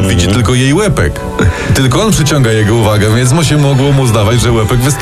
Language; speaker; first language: Polish; native; Polish